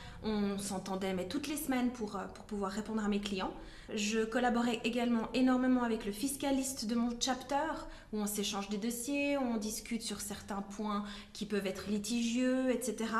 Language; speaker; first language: French; native; French